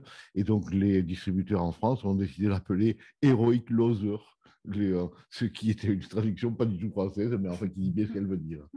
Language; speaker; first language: French; native; French